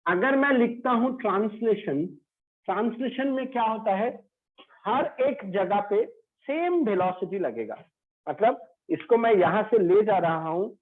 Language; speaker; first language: Hindi; non-native, local second language; Bangla